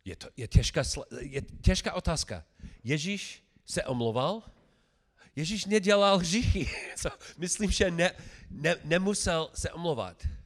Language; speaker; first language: Czech; non-native, learner; English